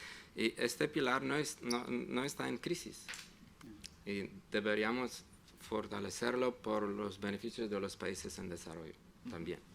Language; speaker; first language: Spanish; non-native, fluent; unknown